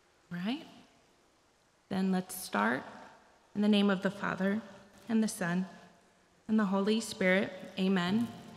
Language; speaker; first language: English; native; English